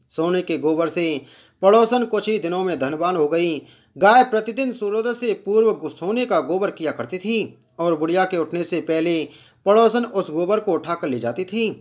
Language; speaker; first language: Hindi; native; Hindi